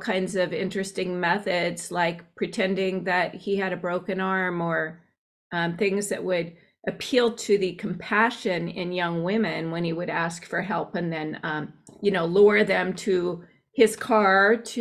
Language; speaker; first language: English; native; English